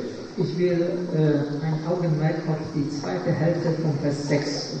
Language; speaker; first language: German; non-native, fluent; Polish